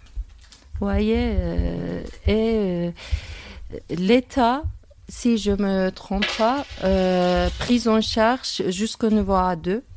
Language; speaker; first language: French; non-native, fluent; Turkish